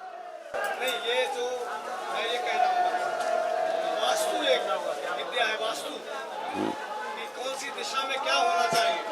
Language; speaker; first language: Hindi; native; Hindi